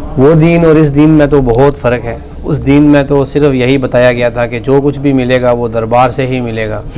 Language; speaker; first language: Urdu; non-native, local second language; Punjabi